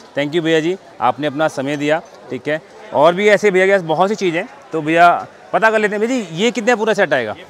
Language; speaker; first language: Hindi; native; Hindi